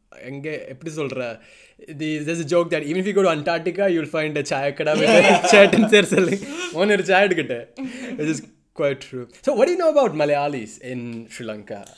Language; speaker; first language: Tamil; non-native, local second language; Malayalam